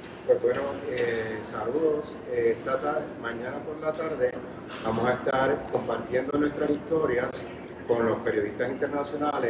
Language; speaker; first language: Spanish; native; Spanish